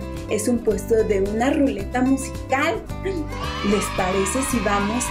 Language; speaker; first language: Spanish; native; Spanish